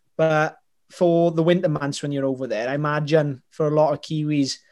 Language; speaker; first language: English; native; English